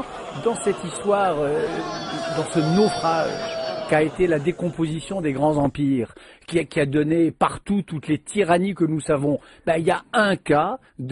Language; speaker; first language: French; native; French